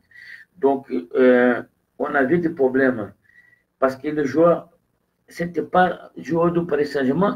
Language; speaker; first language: French; non-native, fluent; Portuguese